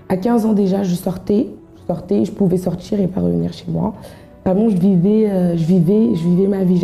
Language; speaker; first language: French; native; French